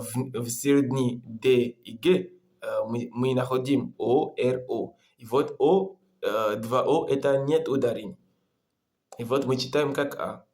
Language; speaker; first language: Russian; non-native, learner; Comorian